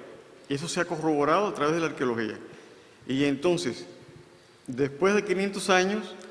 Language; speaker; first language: Spanish; native; Spanish